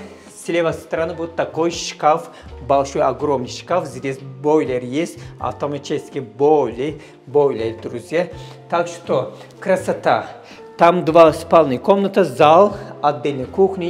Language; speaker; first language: Russian; non-native, learner; Turkish